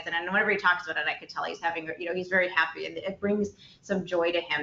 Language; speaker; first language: English; native; English